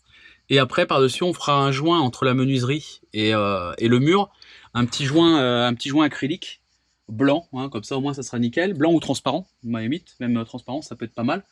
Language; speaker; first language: French; native; French